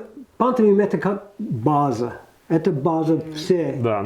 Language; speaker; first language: Russian; non-native, learner; English